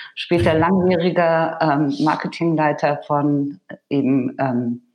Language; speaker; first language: German; native; German